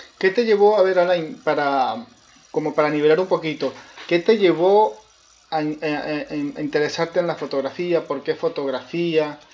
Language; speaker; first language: Spanish; native; Spanish